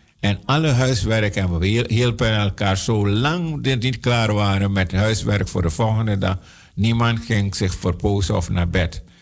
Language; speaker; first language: Dutch; non-native, local second language; Sranan Tongo